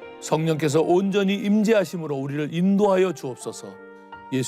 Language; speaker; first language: Korean; native; Korean